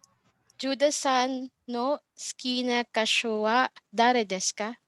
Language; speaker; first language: Japanese; non-native, learner; Filipino